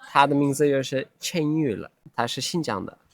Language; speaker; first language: Chinese; non-native, learner; Turkish